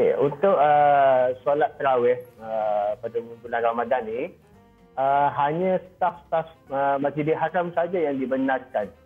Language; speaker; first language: Malay; native; Malay